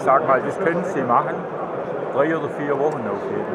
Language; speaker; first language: German; native; German